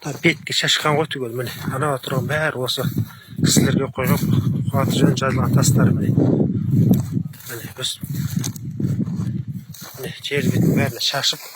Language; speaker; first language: Kazakh; native; Kazakh